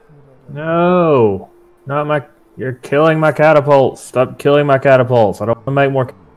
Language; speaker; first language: English; native; English